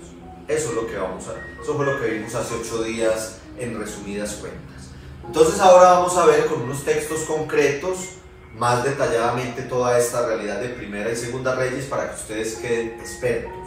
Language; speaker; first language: Spanish; native; Spanish